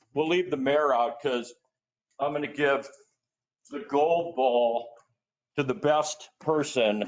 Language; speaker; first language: English; native; English